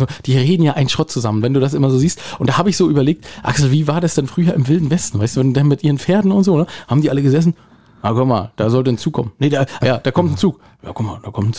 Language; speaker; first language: German; native; German